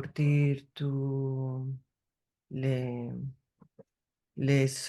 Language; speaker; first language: French; non-native, learner; Spanish